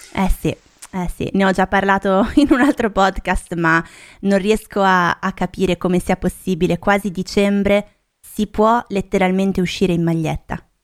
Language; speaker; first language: Italian; native; Italian